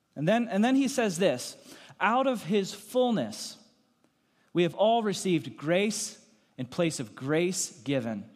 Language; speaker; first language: English; native; English